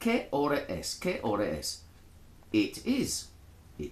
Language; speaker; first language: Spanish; non-native, fluent; English